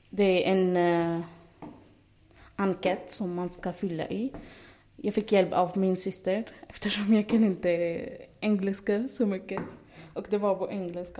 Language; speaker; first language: Swedish; non-native, fluent; Arabic